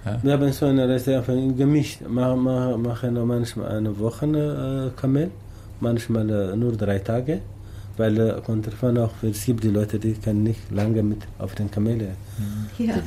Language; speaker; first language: German; non-native, learner; Tamasheq